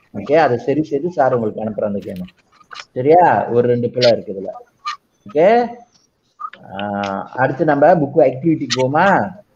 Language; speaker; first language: Malay; non-native, local second language; Tamil